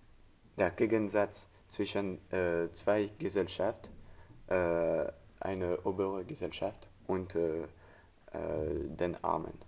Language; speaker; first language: German; non-native, learner; French